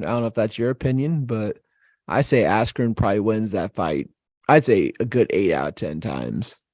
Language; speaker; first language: English; native; English